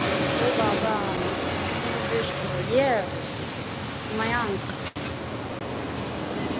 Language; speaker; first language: Hindi; non-native, local second language; Bangla